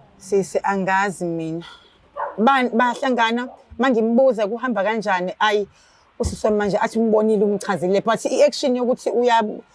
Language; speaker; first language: Zulu; native; Zulu